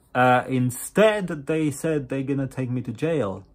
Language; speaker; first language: English; non-native, fluent; Latvian